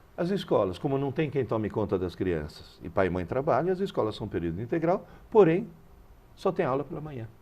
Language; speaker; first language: Portuguese; early bilingual, other home language; Italian